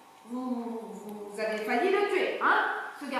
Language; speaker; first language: French; native; French